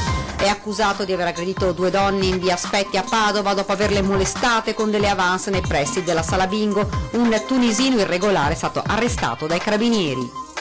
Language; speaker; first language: Italian; native; Italian